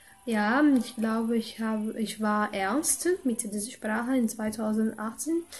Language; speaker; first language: German; non-native, learner; Portuguese